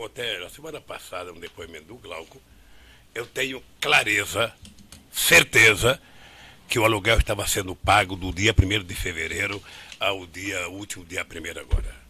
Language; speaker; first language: Portuguese; native; Portuguese